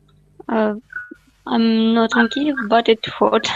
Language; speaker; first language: English; non-native, learner; Russian